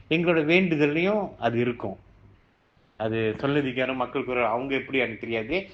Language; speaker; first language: Tamil; early bilingual, heritage; Tamil